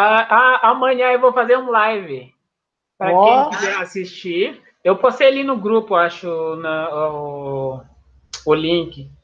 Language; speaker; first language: Portuguese; non-native, fluent; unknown